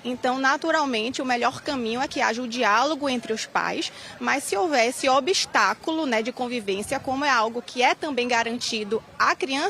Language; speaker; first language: Portuguese; native; Portuguese